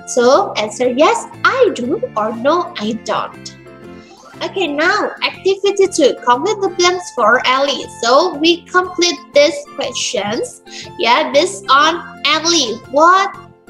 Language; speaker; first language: English; non-native, fluent; Indonesian